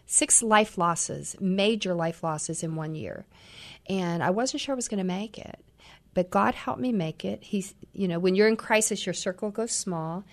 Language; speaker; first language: English; native; English